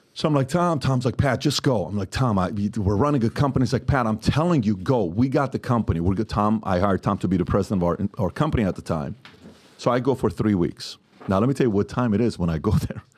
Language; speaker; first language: English; non-native, fluent; Persian